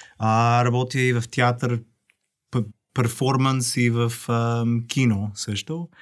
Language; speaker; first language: Bulgarian; non-native, fluent; English